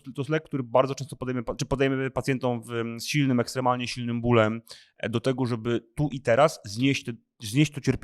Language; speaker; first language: Polish; native; Polish